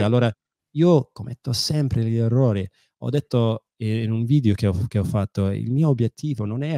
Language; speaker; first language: Italian; non-native, fluent; English